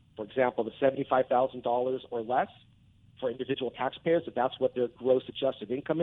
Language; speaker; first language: English; native; English